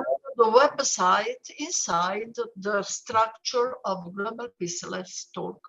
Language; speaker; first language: English; non-native, fluent; Italian